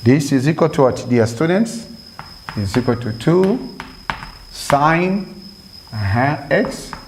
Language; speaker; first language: English; non-native, local second language; Swahili